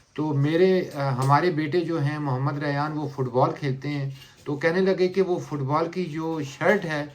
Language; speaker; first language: Urdu; native; Urdu